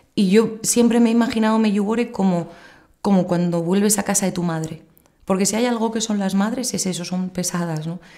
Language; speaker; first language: Spanish; native; Spanish